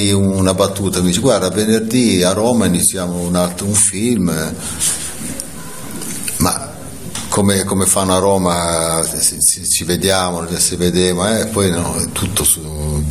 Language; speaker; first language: Italian; native; Italian